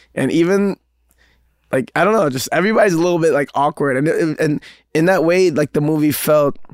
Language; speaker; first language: English; native; English